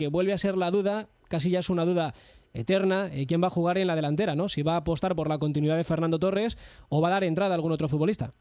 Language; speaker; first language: Spanish; native; Spanish